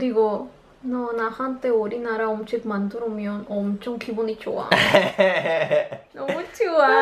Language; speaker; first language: Korean; non-native, learner; Spanish